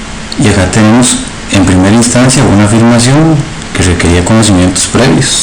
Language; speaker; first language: Spanish; native; Spanish